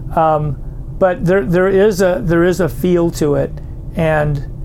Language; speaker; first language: English; native; English